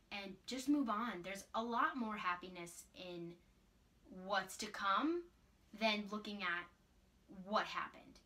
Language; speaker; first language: English; native; English